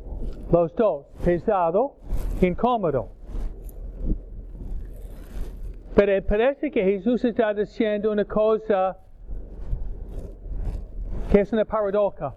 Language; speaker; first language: Spanish; non-native, fluent; English